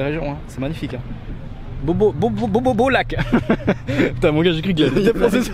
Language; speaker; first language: French; native; French